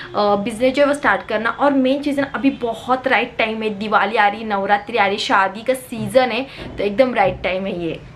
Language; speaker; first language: Hindi; native; Hindi